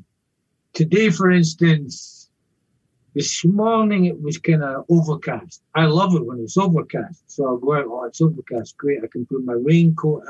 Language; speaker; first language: English; native; English